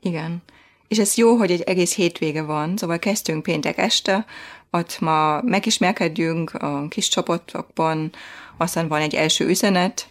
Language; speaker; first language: Hungarian; non-native, fluent; German